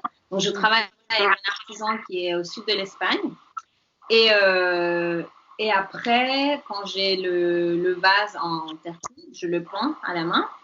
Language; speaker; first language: French; non-native, fluent; Spanish